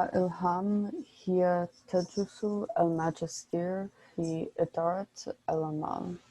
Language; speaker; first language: Arabic; non-native, learner; English